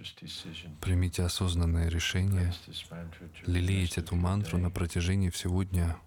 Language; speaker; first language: Russian; native; Russian